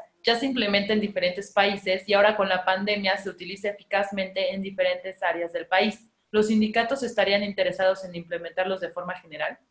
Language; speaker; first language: Spanish; native; Spanish